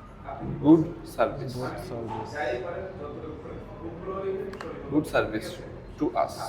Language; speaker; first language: English; non-native, local second language; Bangla